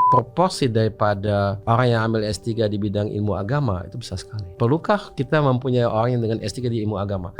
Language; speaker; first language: Indonesian; early bilingual, heritage; Indonesian